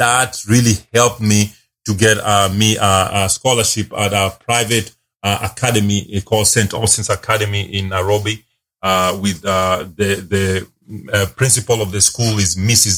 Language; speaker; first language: English; non-native, local second language; Luo (Kenya and Tanzania)